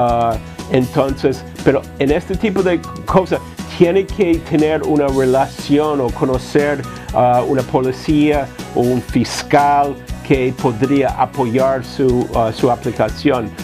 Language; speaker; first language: Spanish; non-native, fluent; English